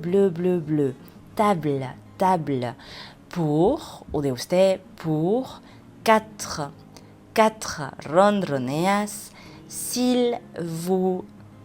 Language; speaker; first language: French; non-native, fluent; Spanish